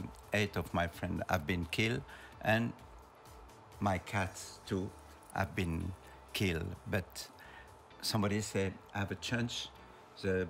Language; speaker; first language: English; non-native, learner; French